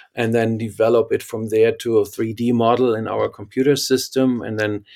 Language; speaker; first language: English; non-native, fluent; German